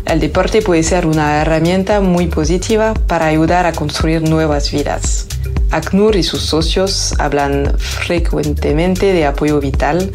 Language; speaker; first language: Spanish; native; Spanish